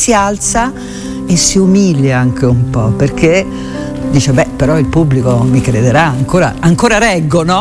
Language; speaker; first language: Italian; native; Italian